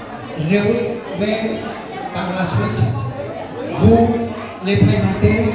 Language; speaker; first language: French; non-native, fluent; Khmer